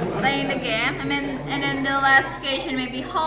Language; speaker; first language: English; non-native, learner; Indonesian